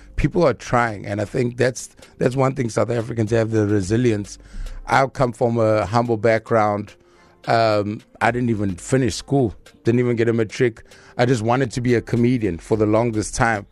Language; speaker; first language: English; native; English